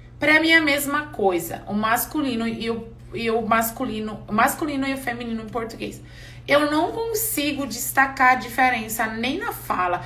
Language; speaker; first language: Portuguese; non-native, fluent; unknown